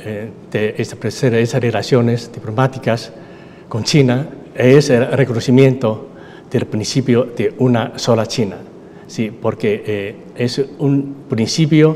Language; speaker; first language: Spanish; non-native, fluent; Chinese